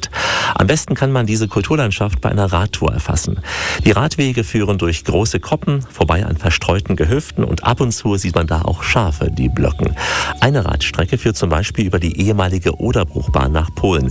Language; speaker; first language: German; native; German